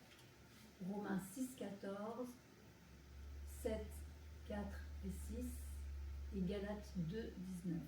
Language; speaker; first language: French; native; French